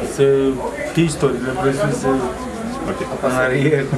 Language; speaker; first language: French; non-native, learner; Romanian